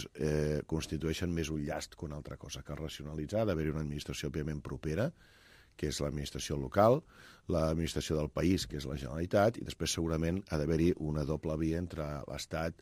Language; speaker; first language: Catalan; native; Catalan